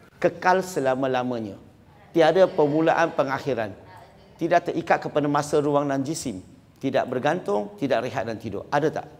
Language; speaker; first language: Malay; non-native, local second language; Chinese